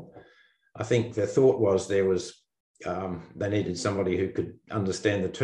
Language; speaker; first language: English; native; English